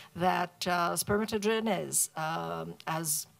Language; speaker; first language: English; non-native, fluent; French